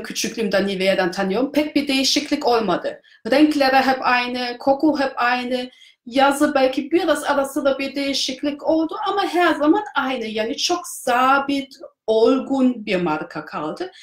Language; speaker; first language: Turkish; non-native, fluent; German